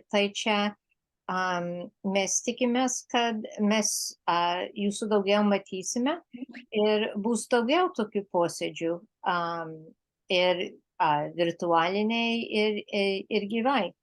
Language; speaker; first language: Lithuanian; early bilingual, heritage; Lithuanian